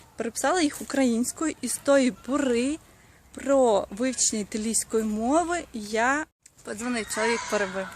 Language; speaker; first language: Ukrainian; non-native, local second language; Russian